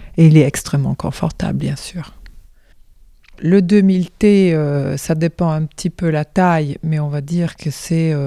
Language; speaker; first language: French; non-native, fluent; Swedish